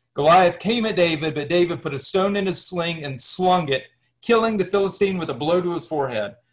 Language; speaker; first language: English; native; English